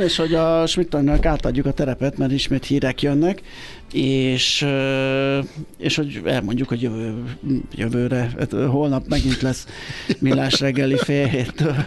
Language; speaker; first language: Hungarian; native; Hungarian